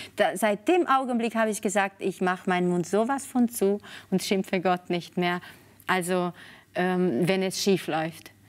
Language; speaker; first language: German; non-native, fluent; Spanish